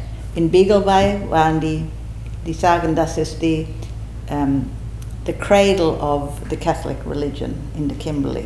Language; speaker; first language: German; non-native, learner; English